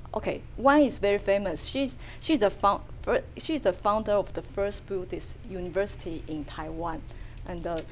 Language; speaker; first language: English; non-native, fluent; Chinese